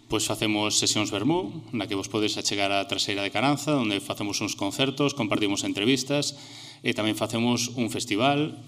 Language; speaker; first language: Galician; non-native, local second language; Spanish